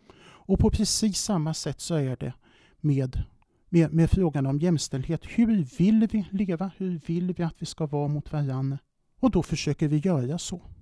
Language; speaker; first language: Swedish; native; Swedish